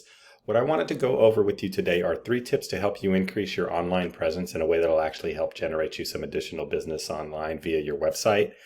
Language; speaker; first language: English; native; English